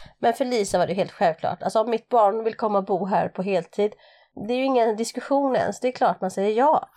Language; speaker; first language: Swedish; early bilingual, other home language; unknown